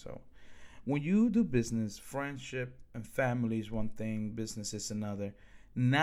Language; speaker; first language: English; early bilingual, other home language; Spanish